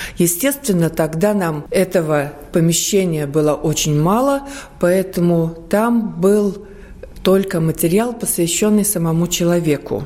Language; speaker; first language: Russian; non-native, local second language; Latvian